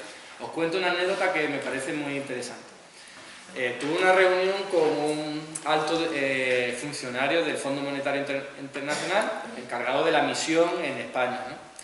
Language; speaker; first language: Spanish; native; Spanish